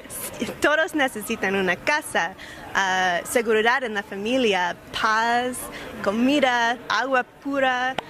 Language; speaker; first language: Spanish; non-native, learner; English